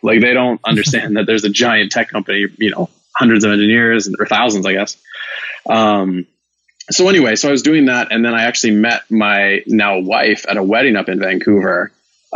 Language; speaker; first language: English; native; English